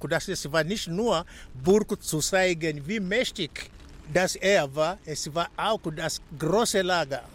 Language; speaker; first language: German; non-native, fluent; Swahili